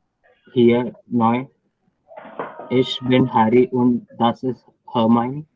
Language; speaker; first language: German; non-native, learner; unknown